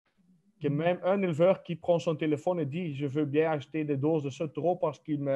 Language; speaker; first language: French; non-native, local second language; Dutch